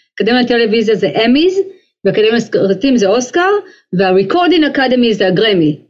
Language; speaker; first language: Hebrew; native; Hebrew